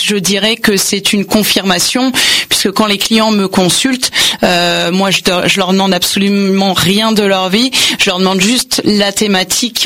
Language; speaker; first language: French; native; French